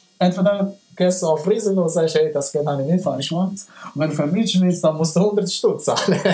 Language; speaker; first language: German; non-native, fluent; Persian